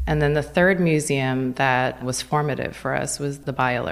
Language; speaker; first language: English; native; English